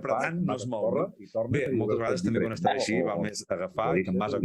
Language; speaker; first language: Catalan; native; Catalan